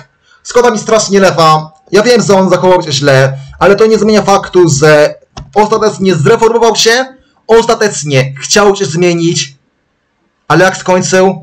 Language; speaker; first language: Polish; native; Polish